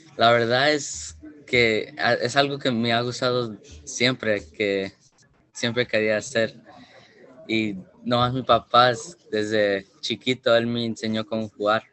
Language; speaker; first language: Spanish; early bilingual, heritage; Spanish